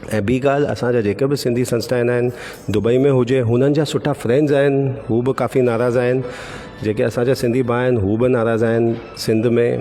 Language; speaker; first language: Sindhi; early bilingual, heritage; Sindhi